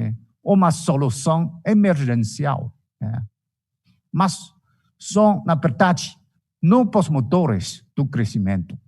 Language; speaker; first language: Portuguese; non-native, fluent; Chinese